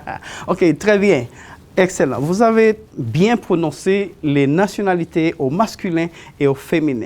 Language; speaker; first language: French; non-native, fluent; Spanish